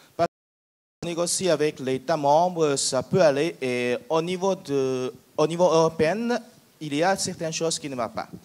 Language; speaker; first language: French; non-native, fluent; Chinese